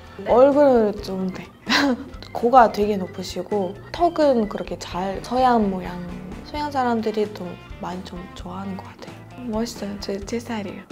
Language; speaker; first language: Korean; non-native, fluent; Russian